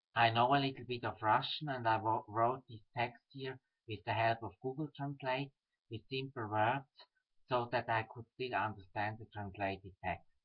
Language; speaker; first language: English; non-native, fluent; Swiss German